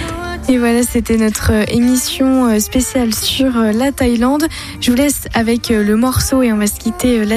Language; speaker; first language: French; native; French